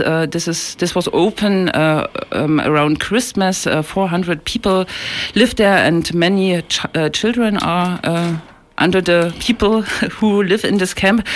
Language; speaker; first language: English; non-native, learner; German